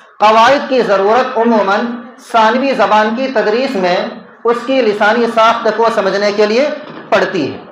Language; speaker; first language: Urdu; native; Urdu